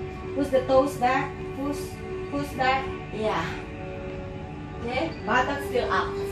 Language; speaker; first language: English; non-native, learner; Indonesian